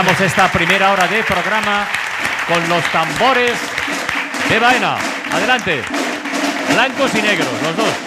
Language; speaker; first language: Spanish; native; Spanish